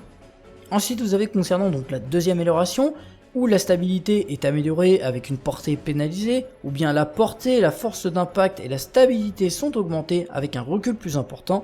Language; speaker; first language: French; native; French